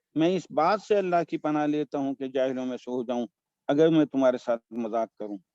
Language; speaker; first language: Urdu; native; Urdu